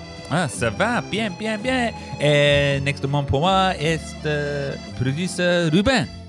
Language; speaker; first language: French; non-native, learner; English